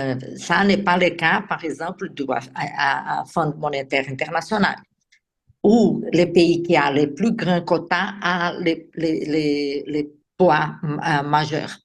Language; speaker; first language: French; non-native, fluent; Portuguese